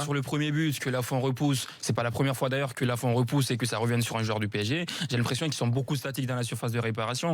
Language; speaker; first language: French; native; French